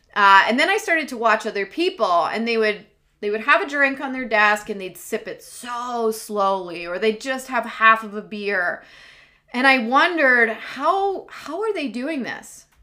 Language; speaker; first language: English; native; English